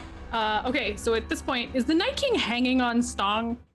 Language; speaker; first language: English; native; English